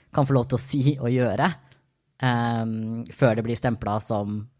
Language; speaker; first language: Norwegian; native; Norwegian